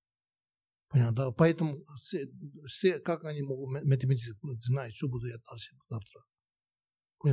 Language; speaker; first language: Russian; non-native, learner; Tibetan